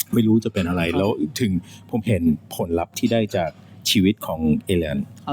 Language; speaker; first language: Thai; non-native, fluent; English